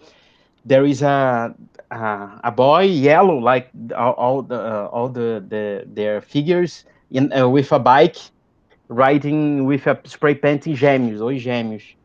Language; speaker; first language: English; non-native, fluent; Portuguese